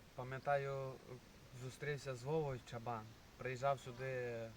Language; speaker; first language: Ukrainian; native; Ukrainian